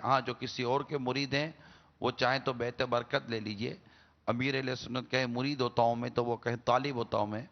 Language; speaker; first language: Urdu; native; Urdu